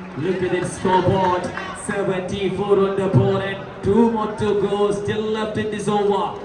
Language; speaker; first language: English; non-native, local second language; Malayalam